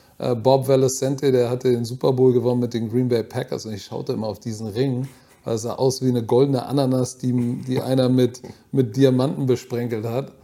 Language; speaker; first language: German; native; German